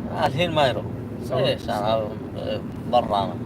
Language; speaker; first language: Arabic; non-native, learner; Bangla